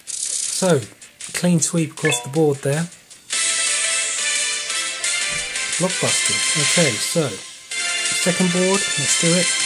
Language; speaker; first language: English; native; English